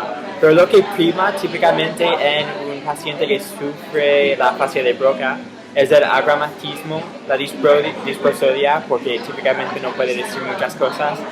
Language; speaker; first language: Spanish; non-native, fluent; English